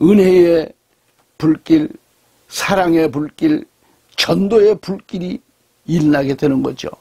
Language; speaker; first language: Korean; native; Korean